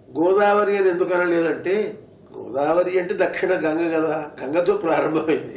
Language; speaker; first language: Telugu; native; Telugu